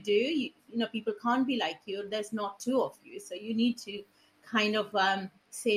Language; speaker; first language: English; non-native, local second language; Punjabi